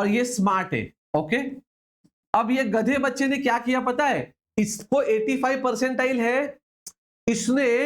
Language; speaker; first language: Hindi; non-native, local second language; Marathi